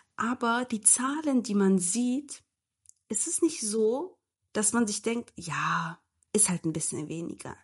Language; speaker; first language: German; early bilingual, other home language; Turkish